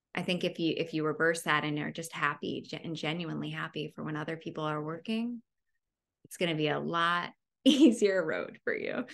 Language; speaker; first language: English; native; English